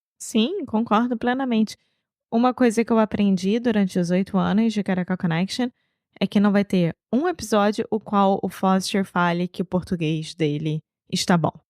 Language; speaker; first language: Portuguese; native; Portuguese